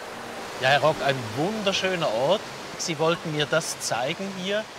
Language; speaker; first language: German; native; German